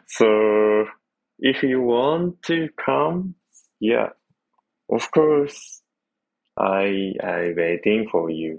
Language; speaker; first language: English; non-native, learner; Japanese